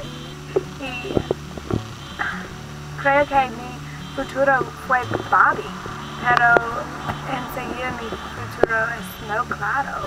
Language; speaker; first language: Spanish; non-native, learner; English